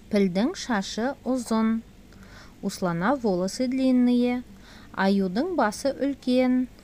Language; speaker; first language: Russian; non-native, local second language; Kazakh